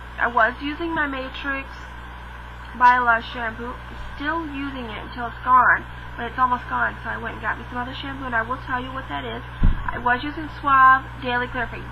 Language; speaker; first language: English; native; English